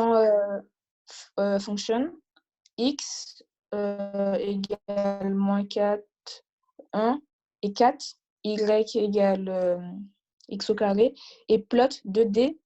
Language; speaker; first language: French; native; French